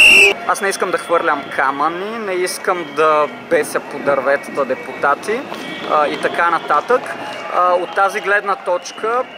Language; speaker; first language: Bulgarian; native; Bulgarian